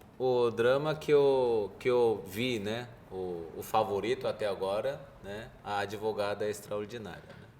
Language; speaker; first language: Portuguese; early bilingual, other home language; Korean